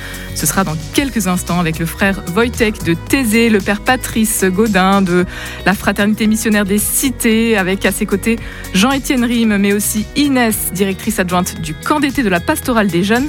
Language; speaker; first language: French; native; French